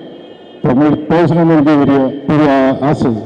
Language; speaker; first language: Tamil; non-native, learner; Malayalam